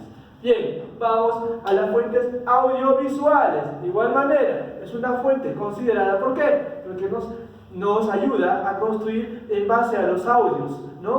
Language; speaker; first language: Spanish; native; Spanish